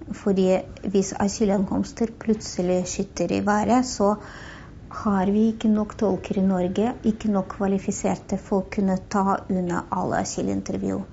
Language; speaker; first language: Norwegian; non-native, fluent; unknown